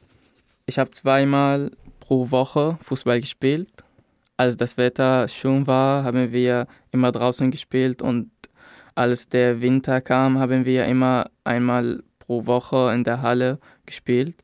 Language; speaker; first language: German; non-native, fluent; Arabic